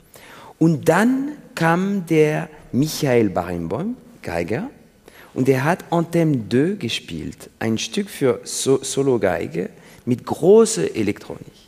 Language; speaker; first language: German; non-native, learner; French